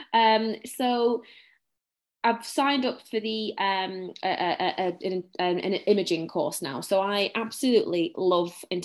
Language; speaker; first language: English; native; English